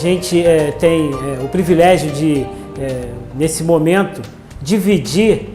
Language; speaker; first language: Portuguese; native; Portuguese